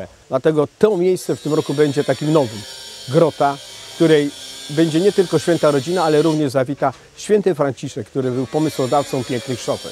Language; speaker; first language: Polish; native; Polish